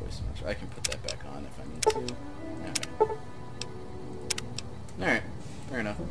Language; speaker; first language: English; native; English